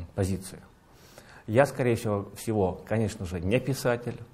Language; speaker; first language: Russian; native; Russian